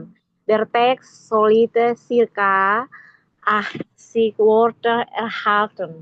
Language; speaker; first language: German; non-native, learner; Indonesian